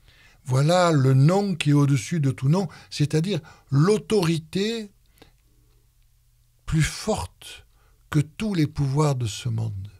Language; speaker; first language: French; native; French